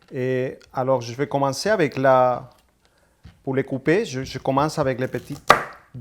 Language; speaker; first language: French; non-native, fluent; Spanish